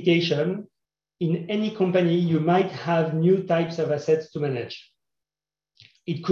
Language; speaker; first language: English; non-native, fluent; French